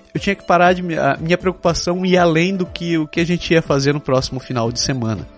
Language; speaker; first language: Portuguese; non-native, local second language; Japanese